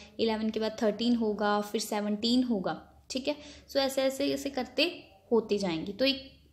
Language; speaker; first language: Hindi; non-native, local second language; Punjabi